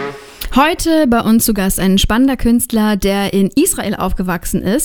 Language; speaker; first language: German; native; German